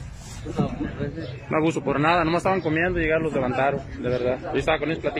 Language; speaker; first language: Spanish; native; Spanish